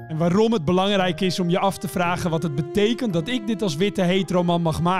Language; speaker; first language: Dutch; native; Dutch